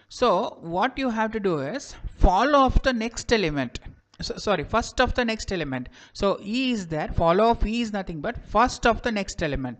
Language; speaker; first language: English; non-native, local second language; Kannada